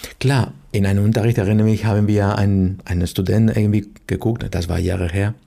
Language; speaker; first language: German; non-native, fluent; Spanish